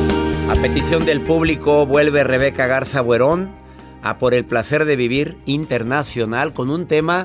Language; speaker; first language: Spanish; native; Spanish